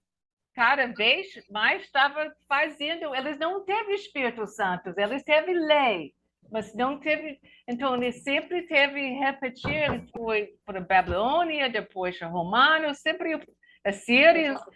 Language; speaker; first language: Portuguese; non-native, learner; English